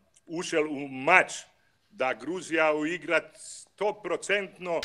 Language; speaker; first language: Russian; non-native, learner; Croatian